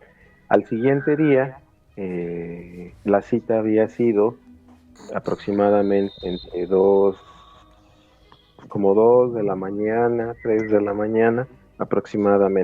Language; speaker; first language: Spanish; native; Spanish